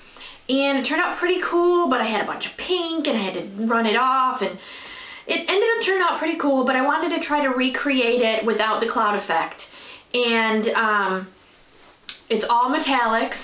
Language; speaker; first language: English; native; English